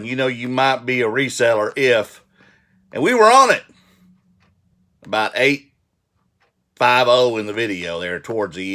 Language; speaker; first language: English; native; English